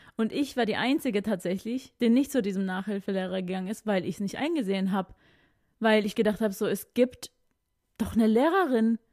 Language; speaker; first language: German; early bilingual, other home language; Filipino